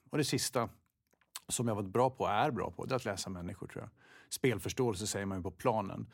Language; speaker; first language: Swedish; native; Swedish